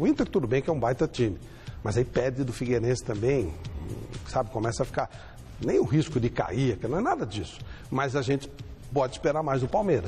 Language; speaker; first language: Portuguese; native; Portuguese